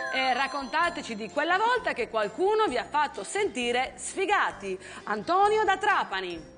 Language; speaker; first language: Italian; native; Italian